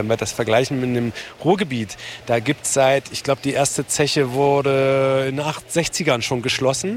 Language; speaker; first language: German; native; German